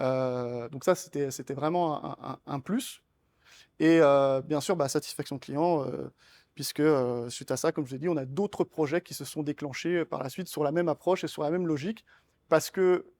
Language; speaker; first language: French; native; French